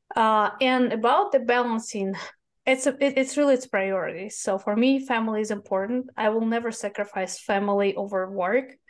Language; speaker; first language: English; non-native, fluent; Russian